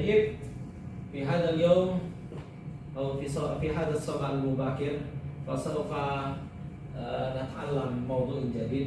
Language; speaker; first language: Arabic; non-native, learner; Indonesian